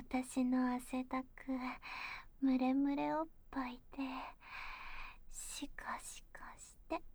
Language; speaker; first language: Japanese; native; Japanese